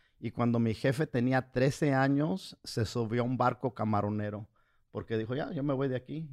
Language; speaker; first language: Spanish; early bilingual, heritage; Spanish